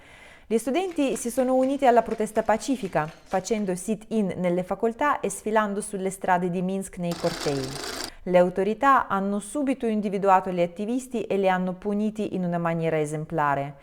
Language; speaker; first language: Italian; non-native, fluent; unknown